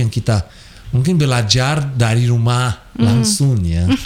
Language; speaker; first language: Indonesian; non-native, fluent; Portuguese